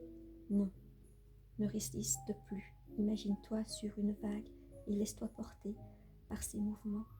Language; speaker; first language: French; native; French